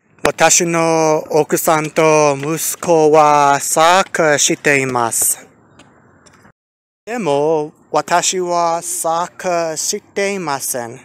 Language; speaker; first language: Japanese; non-native, learner; English